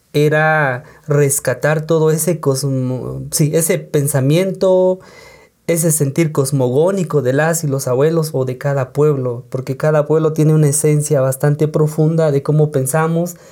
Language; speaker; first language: Spanish; non-native, local second language; Kaqchikel